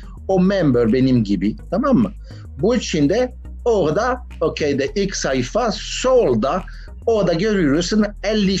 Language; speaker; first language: Turkish; non-native, learner; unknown